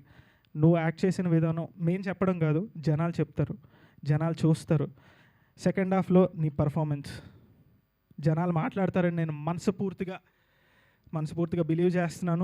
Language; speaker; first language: Telugu; native; Telugu